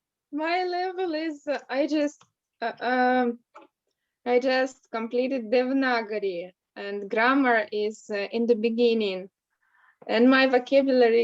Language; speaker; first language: English; non-native, learner; Russian